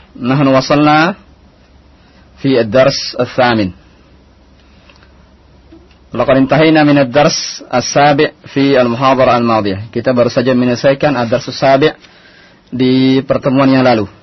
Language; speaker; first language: Arabic; non-native, fluent; Indonesian